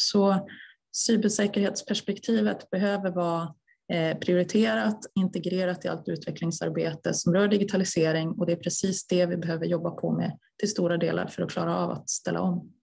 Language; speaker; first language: Swedish; native; Swedish